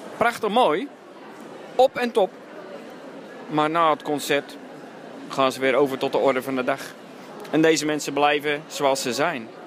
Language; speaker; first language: Dutch; native; Dutch